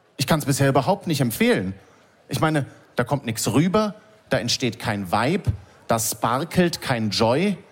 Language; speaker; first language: German; native; German